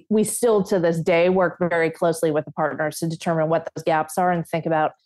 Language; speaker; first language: English; native; English